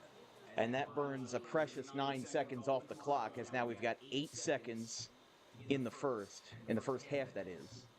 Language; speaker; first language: English; native; English